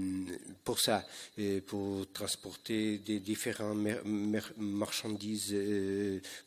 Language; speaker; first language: French; non-native, fluent; Portuguese